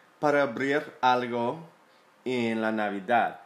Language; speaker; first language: Spanish; non-native, learner; English